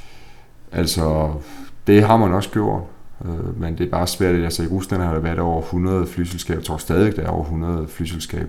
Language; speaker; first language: Danish; native; Danish